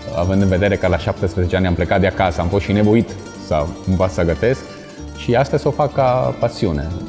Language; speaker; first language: Romanian; non-native, fluent; Italian